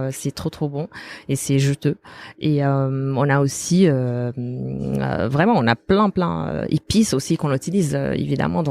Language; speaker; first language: French; non-native, fluent; Arabic